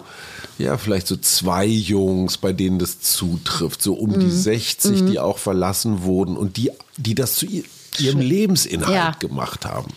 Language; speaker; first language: German; native; German